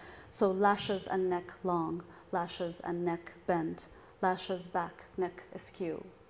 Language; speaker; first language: English; non-native, fluent; Persian